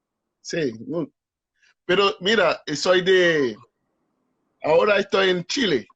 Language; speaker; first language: Spanish; non-native, learner; Haitian Creole